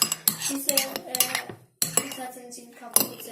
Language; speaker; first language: German; native; German